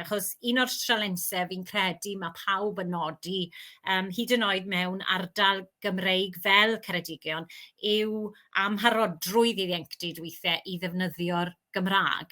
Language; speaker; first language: Welsh; native; Welsh